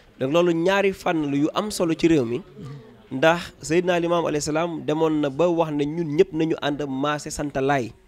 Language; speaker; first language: Wolof; native; Wolof